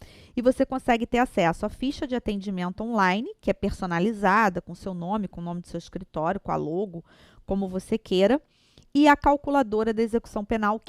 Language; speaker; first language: Portuguese; native; Portuguese